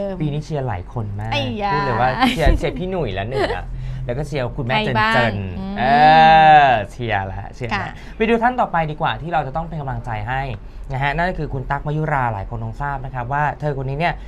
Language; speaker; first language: Thai; native; Thai